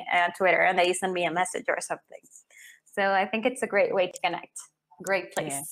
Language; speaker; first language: English; non-native, fluent; Spanish